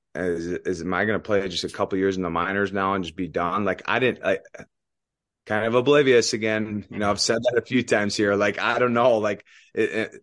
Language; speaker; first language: English; native; English